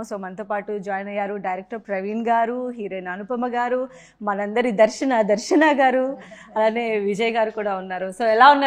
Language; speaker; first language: Telugu; native; Telugu